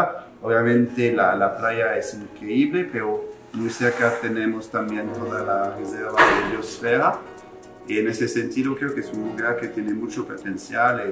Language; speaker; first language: Spanish; non-native, fluent; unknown